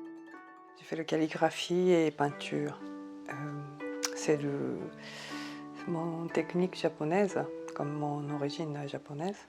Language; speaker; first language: French; non-native, fluent; Japanese